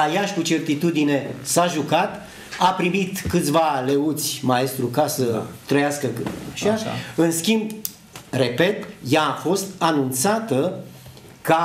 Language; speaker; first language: Romanian; native; Romanian